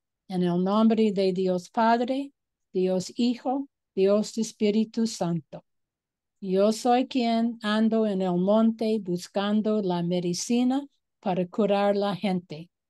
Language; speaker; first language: Spanish; non-native, fluent; English